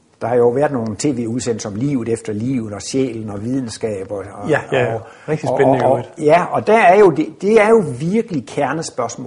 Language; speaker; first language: Danish; native; Danish